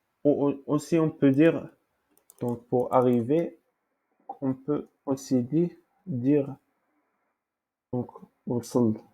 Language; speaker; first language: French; non-native, local second language; Arabic